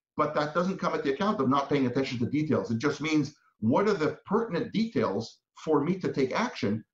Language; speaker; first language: English; non-native, fluent; Hebrew